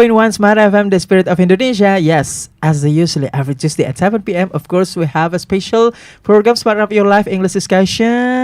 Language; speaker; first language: English; non-native, learner; Indonesian